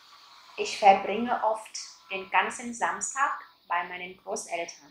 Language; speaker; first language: German; non-native, fluent; Vietnamese